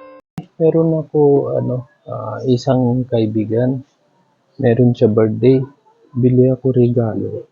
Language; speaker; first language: Filipino; non-native, learner; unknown